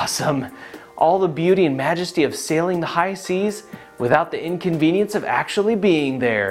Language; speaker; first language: English; native; English